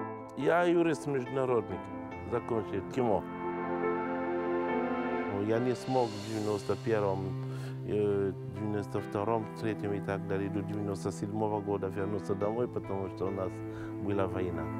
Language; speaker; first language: Russian; non-native, fluent; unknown